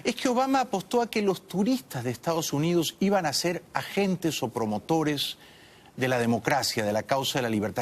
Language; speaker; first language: Spanish; native; Spanish